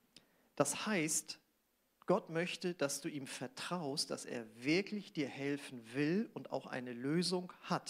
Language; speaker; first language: German; native; German